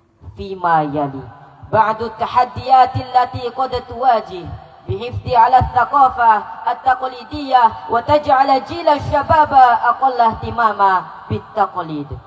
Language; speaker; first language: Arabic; non-native, learner; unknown